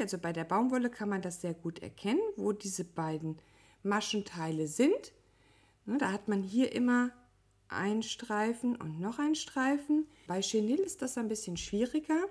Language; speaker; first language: German; native; German